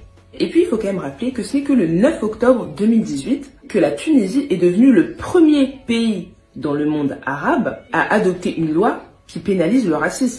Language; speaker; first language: French; native; French